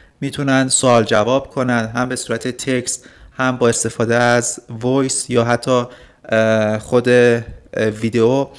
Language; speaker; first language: Persian; native; Persian